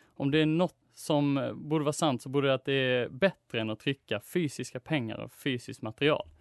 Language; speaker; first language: Swedish; native; Swedish